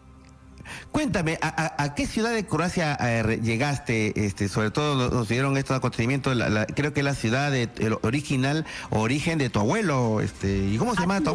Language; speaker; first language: Spanish; native; Spanish